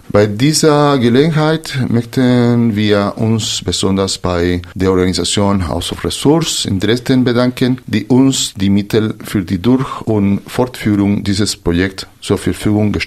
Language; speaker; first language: German; non-native, fluent; Spanish